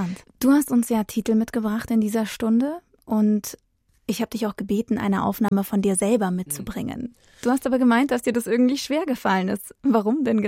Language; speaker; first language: German; native; German